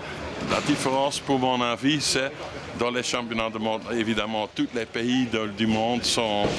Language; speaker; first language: French; non-native, fluent; Dutch